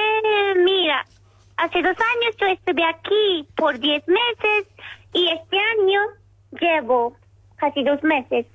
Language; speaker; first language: Spanish; non-native, learner; Japanese